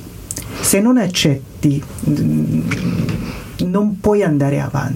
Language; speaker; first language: Italian; non-native, learner; Persian